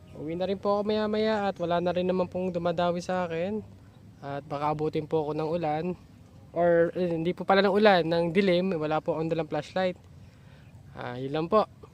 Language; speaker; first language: Filipino; native; Filipino